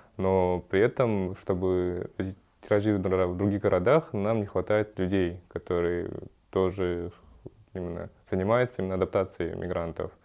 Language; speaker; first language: Russian; early bilingual, other home language; Kyrgyz